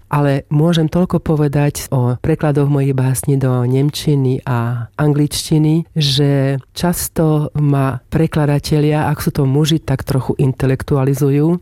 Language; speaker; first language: Slovak; native; Slovak